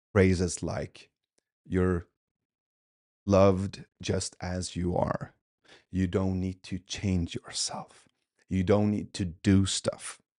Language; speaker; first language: English; early bilingual, other home language; Swedish